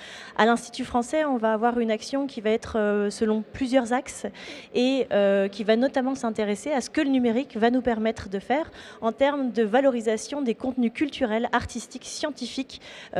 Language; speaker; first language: French; native; French